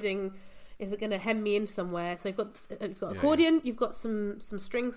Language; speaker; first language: English; native; English